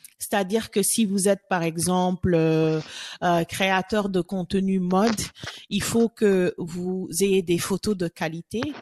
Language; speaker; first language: French; non-native, local second language; Wolof